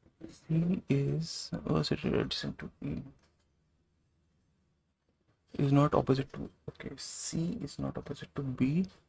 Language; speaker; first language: English; non-native, local second language; Hindi